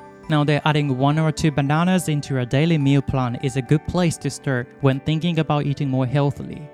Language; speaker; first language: English; non-native, fluent; Japanese